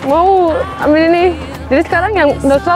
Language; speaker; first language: Indonesian; non-native, fluent; Turkish